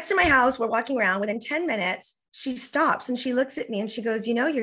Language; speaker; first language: English; early bilingual, other home language; Spanish